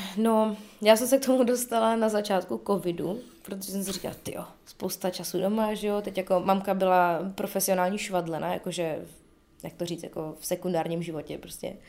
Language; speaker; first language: Czech; early bilingual, other home language; Bulgarian